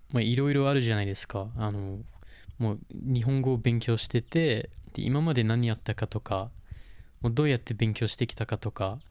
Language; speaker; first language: Japanese; non-native, fluent; English